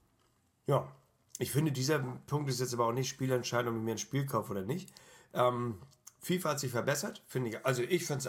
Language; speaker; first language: German; native; German